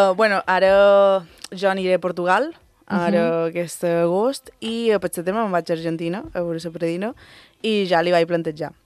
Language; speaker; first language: Catalan; early bilingual, other home language; Spanish